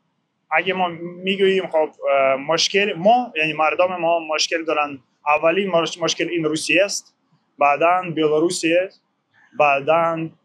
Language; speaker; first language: Persian; non-native, learner; Ukrainian